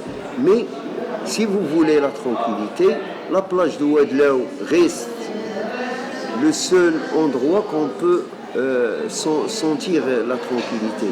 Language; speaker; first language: French; non-native, local second language; Arabic